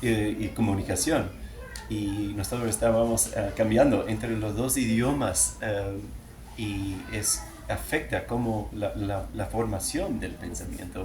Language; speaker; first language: Spanish; non-native, learner; English